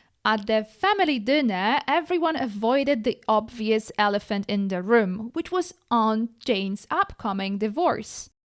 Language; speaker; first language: English; non-native, fluent; Polish